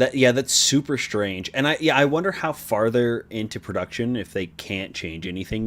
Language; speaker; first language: English; native; English